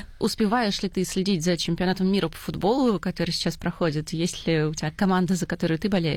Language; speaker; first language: Russian; native; Russian